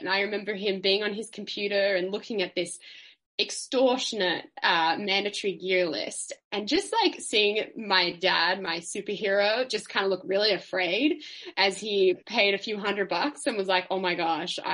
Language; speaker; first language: English; native; English